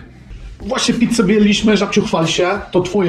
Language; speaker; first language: Polish; native; Polish